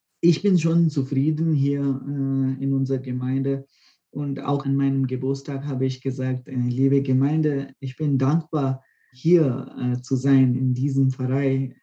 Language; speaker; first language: German; non-native, fluent; Konkani